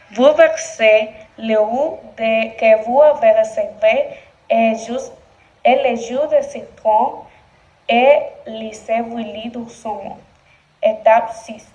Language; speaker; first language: French; non-native, learner; Spanish